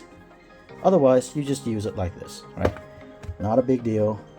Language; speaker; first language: English; native; English